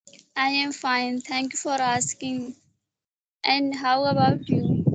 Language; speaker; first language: English; non-native, learner; Hindi